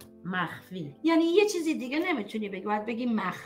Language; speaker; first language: Persian; early bilingual, heritage; Persian